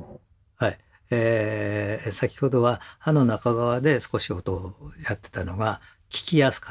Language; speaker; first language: Japanese; native; Japanese